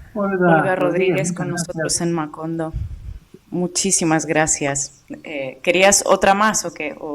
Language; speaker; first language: Spanish; native; Spanish